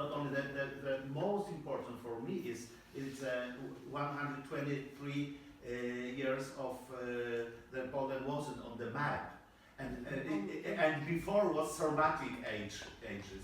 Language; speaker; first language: English; non-native, learner; Polish